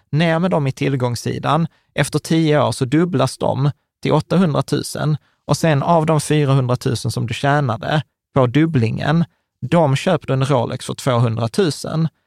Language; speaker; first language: Swedish; early bilingual, other home language; Czech